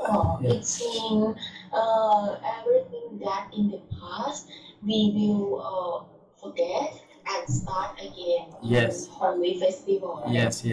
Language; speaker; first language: English; non-native, learner; Thai